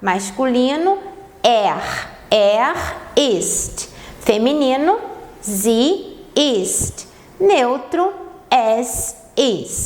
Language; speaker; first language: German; non-native, fluent; Portuguese